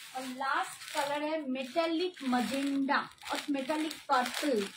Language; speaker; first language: Hindi; non-native, local second language; Bangla